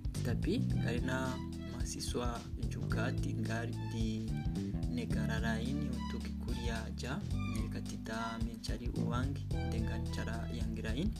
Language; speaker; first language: Indonesian; non-native, learner; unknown